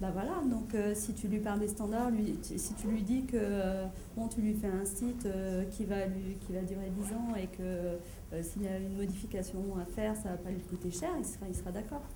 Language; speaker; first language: French; native; French